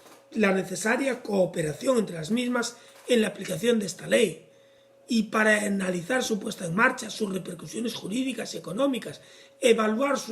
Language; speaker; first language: Spanish; native; Spanish